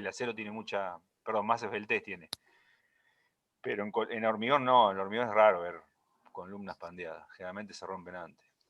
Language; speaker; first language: Spanish; native; Spanish